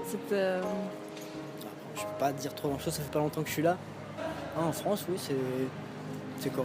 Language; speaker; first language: French; native; French